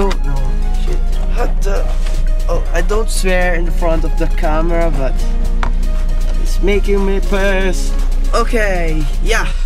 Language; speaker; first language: English; non-native, learner; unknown